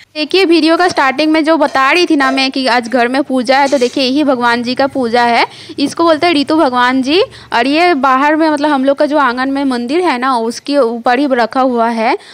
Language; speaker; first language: Hindi; non-native, local second language; Bangla